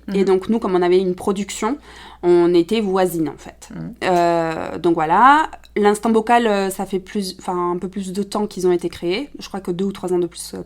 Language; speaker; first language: French; early bilingual, other home language; Spanish